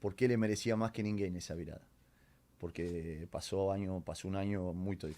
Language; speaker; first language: Portuguese; non-native, learner; Spanish